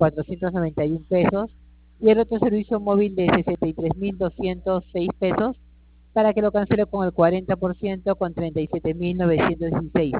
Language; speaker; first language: Spanish; native; Spanish